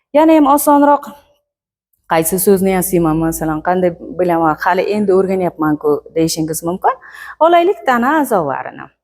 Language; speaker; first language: Uzbek; native; Uzbek